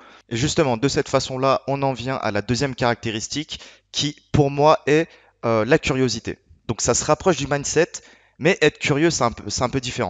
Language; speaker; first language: French; native; French